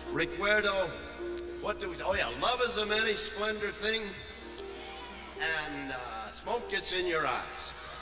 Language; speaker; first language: English; native; English